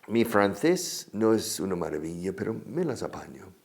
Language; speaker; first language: Spanish; non-native, fluent; English